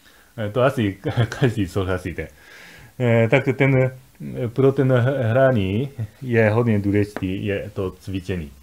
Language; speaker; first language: Czech; non-native, fluent; Japanese